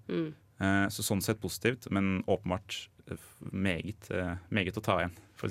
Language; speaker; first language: Norwegian; native; Norwegian